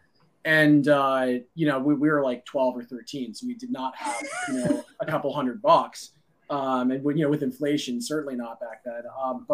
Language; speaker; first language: English; native; English